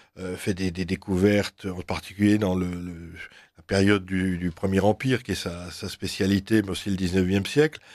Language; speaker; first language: French; native; French